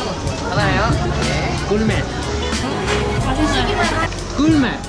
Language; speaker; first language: Korean; non-native, learner; English